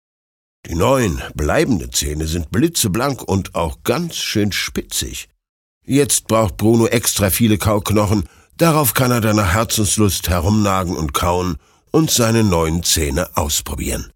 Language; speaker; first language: German; native; German